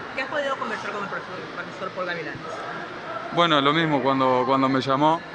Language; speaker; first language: Spanish; native; Spanish